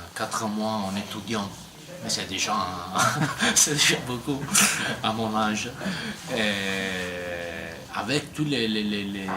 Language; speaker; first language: French; non-native, learner; Italian